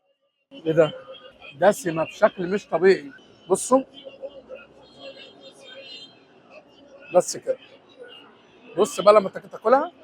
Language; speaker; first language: Arabic; native; Arabic